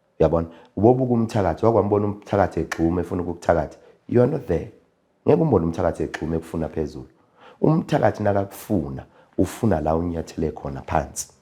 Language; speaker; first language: Zulu; native; Zulu